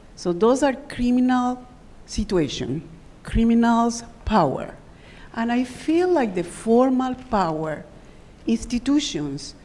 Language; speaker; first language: English; non-native, fluent; Spanish